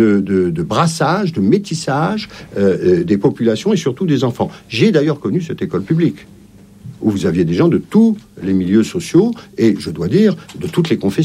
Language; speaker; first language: French; native; French